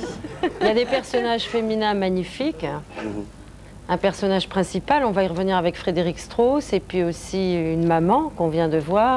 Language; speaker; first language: French; native; French